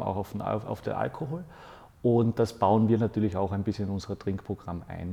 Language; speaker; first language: German; native; German